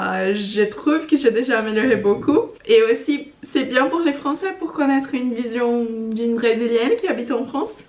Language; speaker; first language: French; non-native, fluent; Portuguese